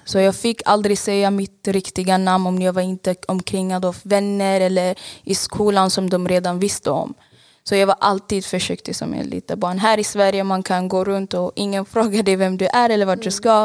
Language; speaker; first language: Swedish; non-native, fluent; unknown